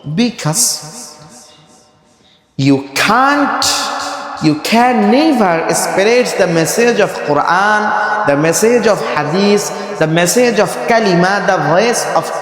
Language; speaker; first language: English; non-native, learner; Bangla